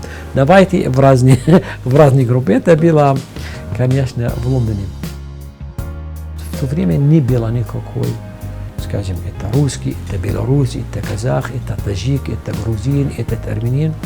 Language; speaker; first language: Russian; non-native, fluent; Arabic